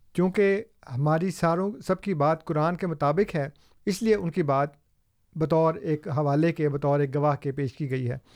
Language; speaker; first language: Urdu; non-native, local second language; Punjabi